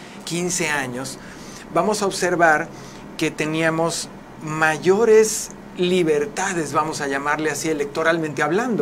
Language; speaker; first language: Spanish; native; Spanish